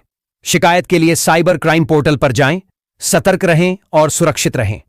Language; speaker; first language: Hindi; native; Hindi